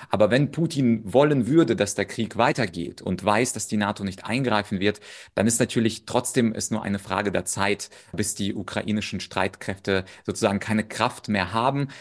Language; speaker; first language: German; early bilingual, other home language; Russian